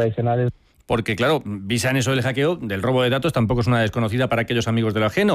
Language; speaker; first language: Spanish; native; Spanish